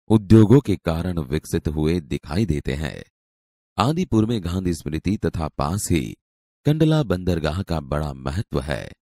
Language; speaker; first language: Hindi; non-native, local second language; Gujarati